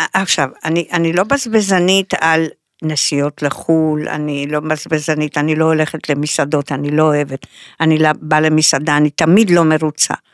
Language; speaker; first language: Hebrew; non-native, fluent; Spanish